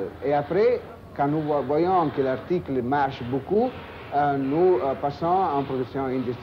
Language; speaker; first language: French; non-native, fluent; Italian